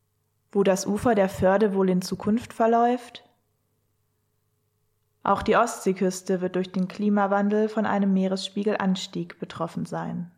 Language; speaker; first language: German; native; German